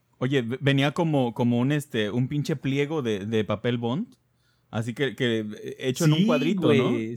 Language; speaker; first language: Spanish; native; Spanish